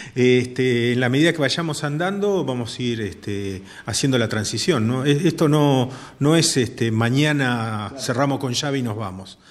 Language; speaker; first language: Spanish; native; Spanish